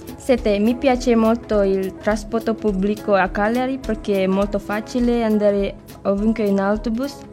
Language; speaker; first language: Italian; non-native, learner; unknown